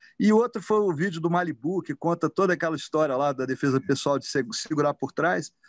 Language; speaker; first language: Portuguese; native; Portuguese